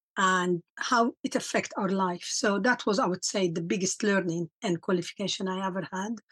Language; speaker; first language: English; non-native, fluent; Arabic